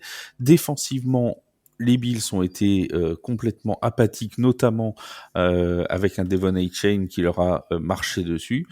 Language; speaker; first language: French; native; French